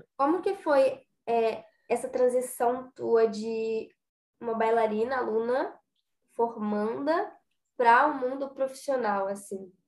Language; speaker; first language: Portuguese; native; Portuguese